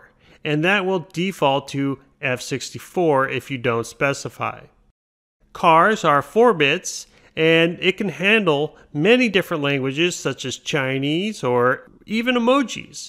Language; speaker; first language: English; native; English